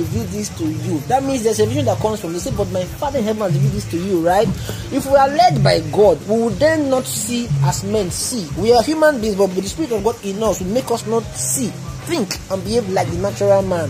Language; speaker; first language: English; non-native, local second language; Nigerian Pidgin